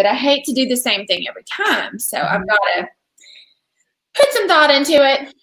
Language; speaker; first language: English; native; English